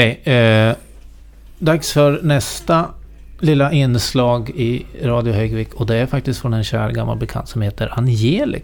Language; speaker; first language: Swedish; native; Swedish